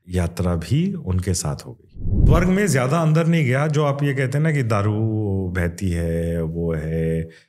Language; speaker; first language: Hindi; non-native, local second language; Kannada